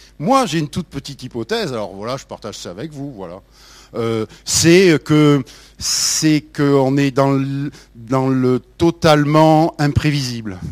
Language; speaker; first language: French; native; French